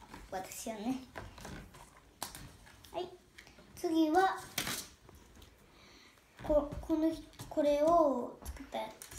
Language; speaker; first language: Japanese; early bilingual, heritage; Japanese